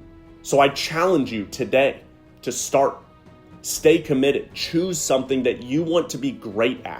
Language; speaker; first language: English; native; English